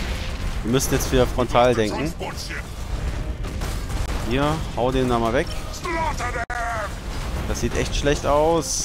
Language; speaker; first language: German; native; German